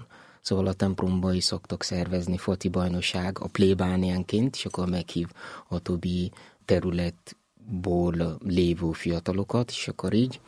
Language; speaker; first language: Hungarian; non-native, learner; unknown